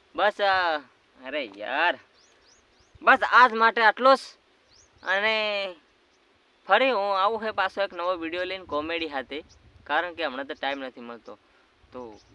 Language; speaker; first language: Gujarati; native; Gujarati